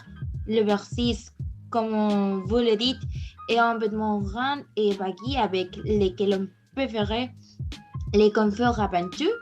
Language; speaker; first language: French; non-native, learner; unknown